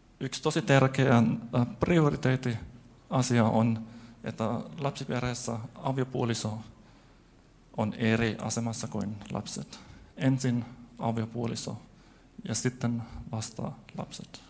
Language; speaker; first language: Finnish; non-native, fluent; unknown